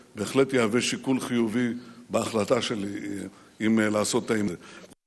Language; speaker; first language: Hebrew; native; Hebrew